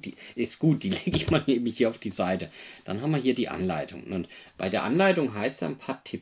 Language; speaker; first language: German; native; German